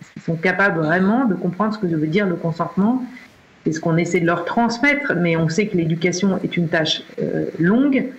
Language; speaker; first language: French; native; French